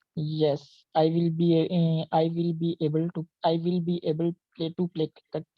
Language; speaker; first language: English; non-native, learner; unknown